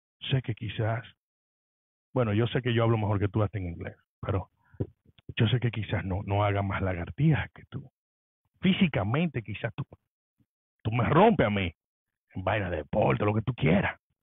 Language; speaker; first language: Spanish; early bilingual, heritage; Spanish